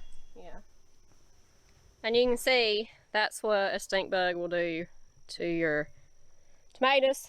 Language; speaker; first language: English; native; English